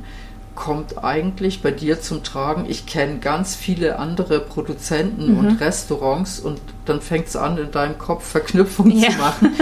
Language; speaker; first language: German; native; German